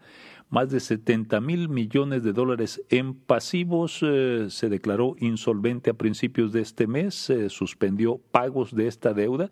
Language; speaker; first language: Spanish; native; Spanish